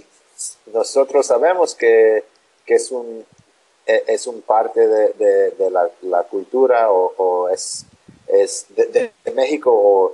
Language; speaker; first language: Spanish; non-native, learner; English